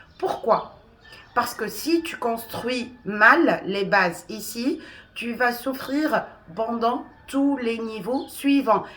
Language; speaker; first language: French; non-native, local second language; Arabic